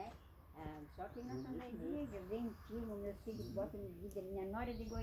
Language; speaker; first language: Portuguese; native; Portuguese